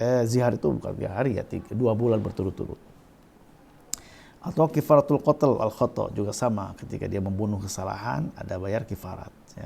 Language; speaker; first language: Indonesian; native; Indonesian